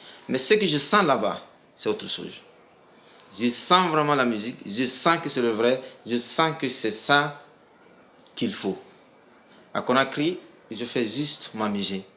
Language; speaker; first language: French; non-native, local second language; Mandingo